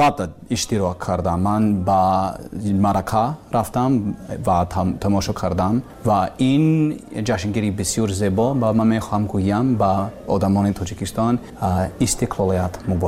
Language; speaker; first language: Persian; non-native, learner; English